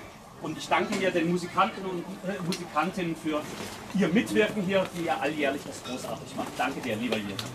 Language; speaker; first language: German; native; German